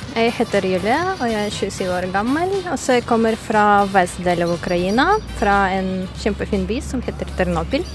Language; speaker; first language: Norwegian; non-native, fluent; Ukrainian